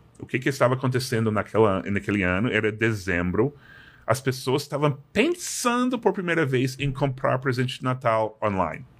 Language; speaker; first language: Portuguese; non-native, fluent; English